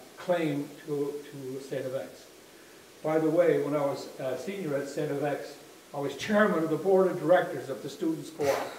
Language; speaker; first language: English; native; English